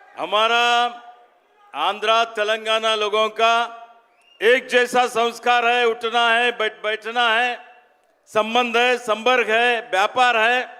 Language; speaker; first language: Hindi; non-native, local second language; Kannada